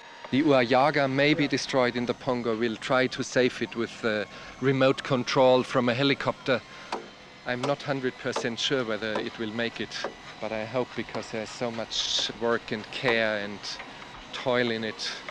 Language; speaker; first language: English; non-native, fluent; German